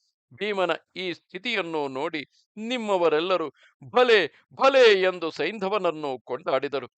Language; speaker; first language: Kannada; native; Kannada